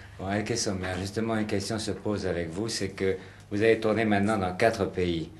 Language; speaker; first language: French; native; French